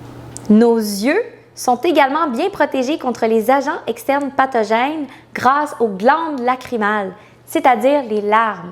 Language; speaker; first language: French; native; French